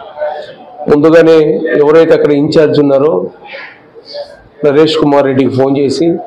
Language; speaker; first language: Telugu; native; Telugu